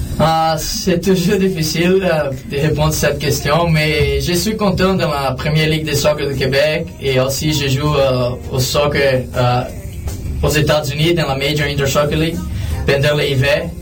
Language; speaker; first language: French; non-native, fluent; Portuguese